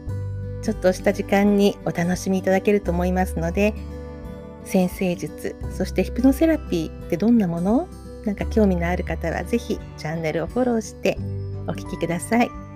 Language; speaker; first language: Japanese; native; Japanese